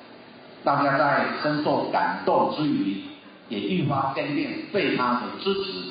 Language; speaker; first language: Chinese; native; Chinese